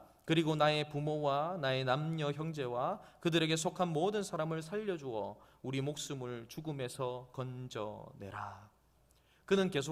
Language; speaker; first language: Korean; native; Korean